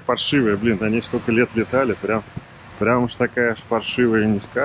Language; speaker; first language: Russian; native; Russian